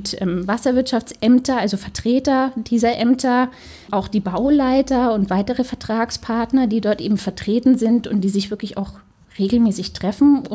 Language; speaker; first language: German; native; German